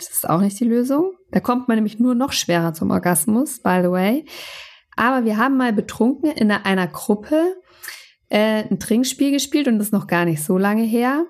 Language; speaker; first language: German; native; German